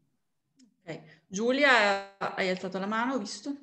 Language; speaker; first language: Italian; native; Italian